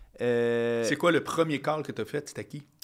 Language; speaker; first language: French; native; French